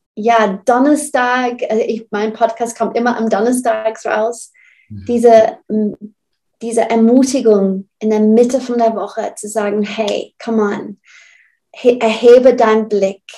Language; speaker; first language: German; non-native, fluent; English